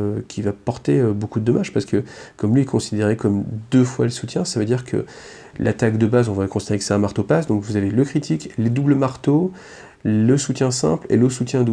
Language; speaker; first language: French; native; French